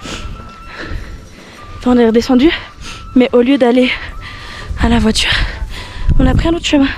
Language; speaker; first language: French; native; French